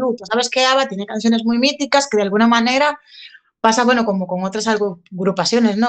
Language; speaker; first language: Spanish; native; Spanish